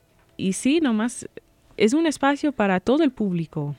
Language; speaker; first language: Spanish; early bilingual, heritage; Spanish